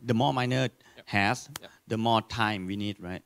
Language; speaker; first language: English; non-native, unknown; Thai